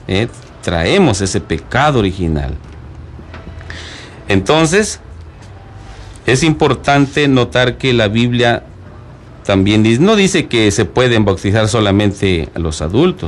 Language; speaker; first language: Spanish; native; Spanish